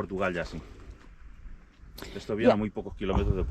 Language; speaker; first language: Spanish; native; Spanish